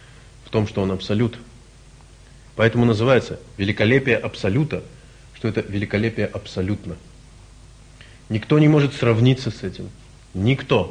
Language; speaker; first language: Russian; native; Russian